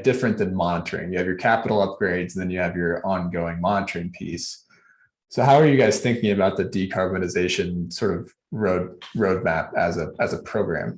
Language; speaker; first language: English; native; English